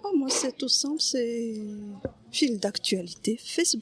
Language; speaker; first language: French; non-native, local second language; Malagasy